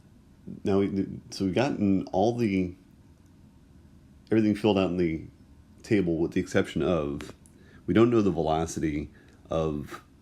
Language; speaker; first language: English; native; English